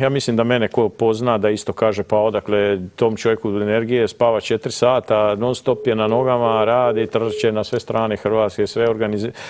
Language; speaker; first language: Croatian; native; Croatian